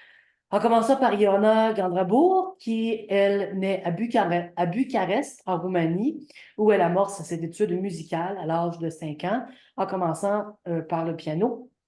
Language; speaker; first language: French; native; French